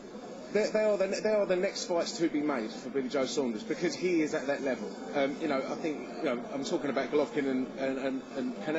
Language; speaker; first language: English; native; English